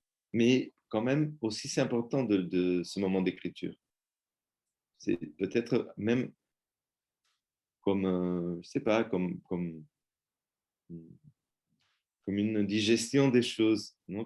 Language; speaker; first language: French; non-native, fluent; Spanish